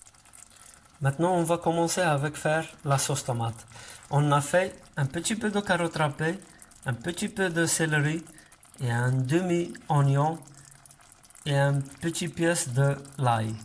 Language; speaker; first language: French; non-native, learner; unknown